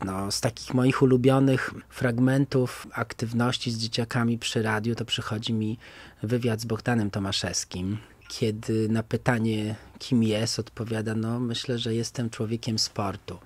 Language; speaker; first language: Polish; native; Polish